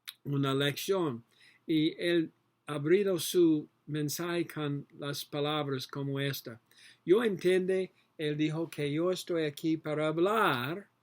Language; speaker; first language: Spanish; non-native, learner; English